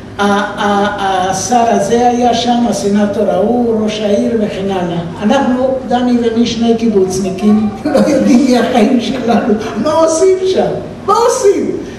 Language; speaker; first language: Hebrew; native; Hebrew